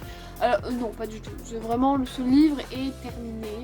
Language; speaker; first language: French; native; French